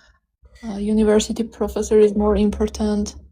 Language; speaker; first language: English; non-native, learner; Armenian